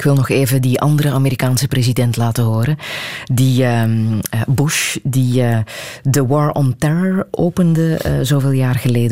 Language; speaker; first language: Dutch; native; Dutch